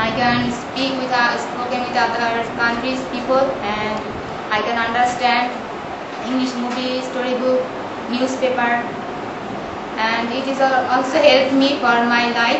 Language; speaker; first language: English; non-native, learner; Bangla